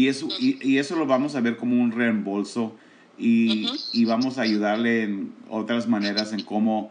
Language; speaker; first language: Spanish; early bilingual, heritage; Spanish